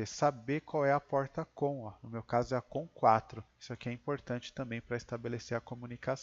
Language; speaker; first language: Portuguese; native; Portuguese